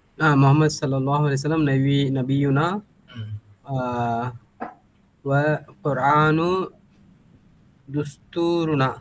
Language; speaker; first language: Arabic; non-native, learner; Tamil